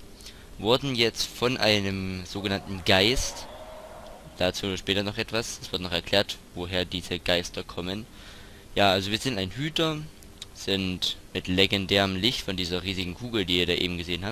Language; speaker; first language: German; native; German